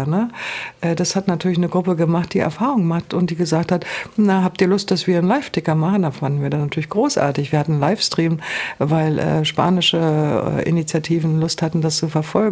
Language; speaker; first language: German; native; German